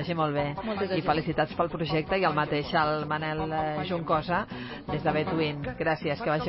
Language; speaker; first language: Catalan; native; Catalan